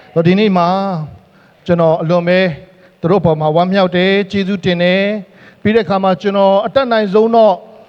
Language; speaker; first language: Burmese; non-native, local second language; Hakha Chin